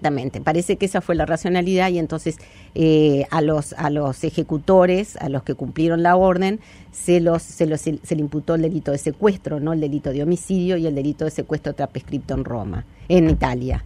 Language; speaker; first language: Spanish; native; Spanish